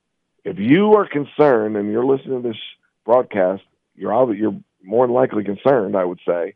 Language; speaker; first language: English; native; English